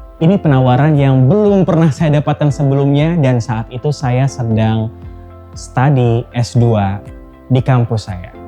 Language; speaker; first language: Indonesian; native; Indonesian